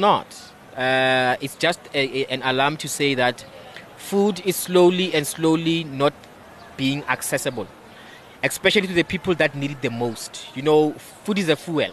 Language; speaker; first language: English; non-native, local second language; Northern Sotho